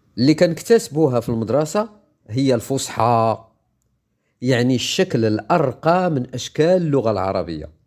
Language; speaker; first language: Arabic; native; Arabic